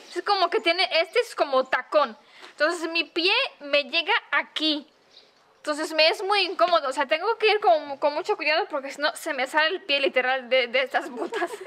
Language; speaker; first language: Spanish; non-native, fluent; Romanian